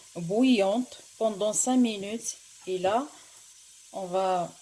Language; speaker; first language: French; non-native, local second language; Arabic